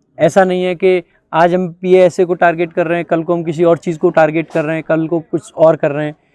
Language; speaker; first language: Hindi; native; Hindi